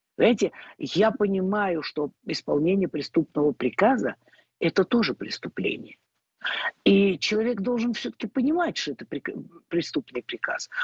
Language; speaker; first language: Russian; non-native, local second language; Ukrainian